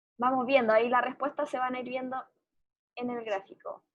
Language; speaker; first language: Spanish; native; Spanish